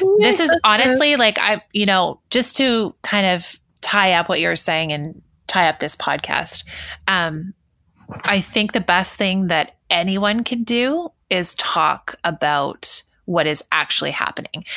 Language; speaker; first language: English; native; English